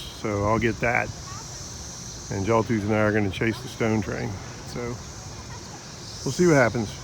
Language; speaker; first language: English; native; English